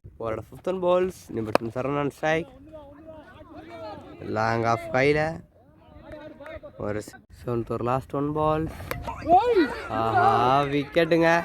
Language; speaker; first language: Tamil; native; Tamil